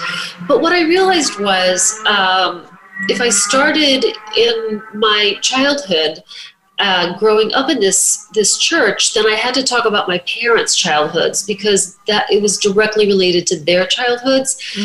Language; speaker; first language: English; native; English